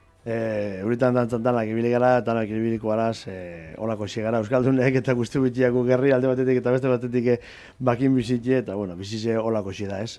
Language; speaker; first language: Basque; native; Basque